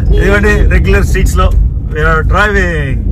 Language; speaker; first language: Hindi; non-native, local second language; Telugu